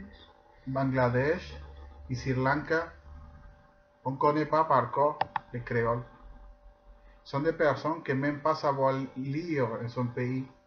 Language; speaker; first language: French; non-native, fluent; Spanish